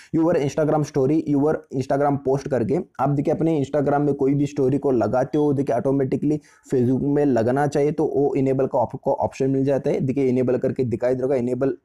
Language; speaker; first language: Hindi; native; Hindi